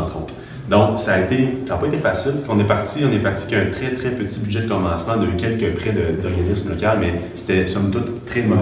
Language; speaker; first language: French; native; French